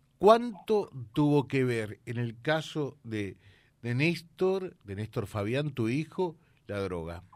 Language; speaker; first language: Spanish; native; Spanish